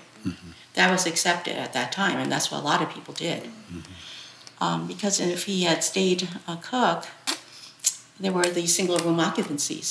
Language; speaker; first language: English; early bilingual, other home language; Chinese